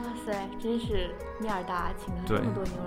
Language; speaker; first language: Chinese; native; Chinese